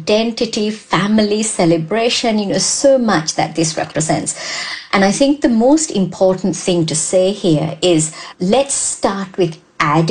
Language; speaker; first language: English; non-native, local second language; Sinhala